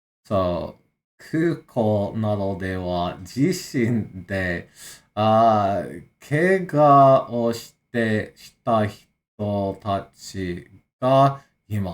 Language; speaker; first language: Japanese; non-native, learner; English